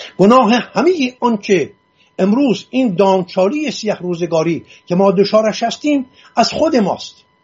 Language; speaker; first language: Persian; non-native, local second language; Assyrian Neo-Aramaic